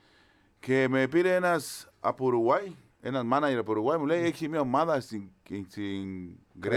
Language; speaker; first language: Greek; non-native, learner; Spanish